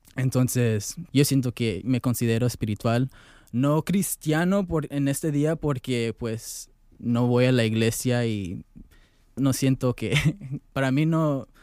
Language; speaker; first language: Spanish; early bilingual, heritage; Spanish